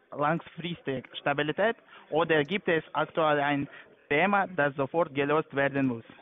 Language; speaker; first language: German; non-native, learner; Latvian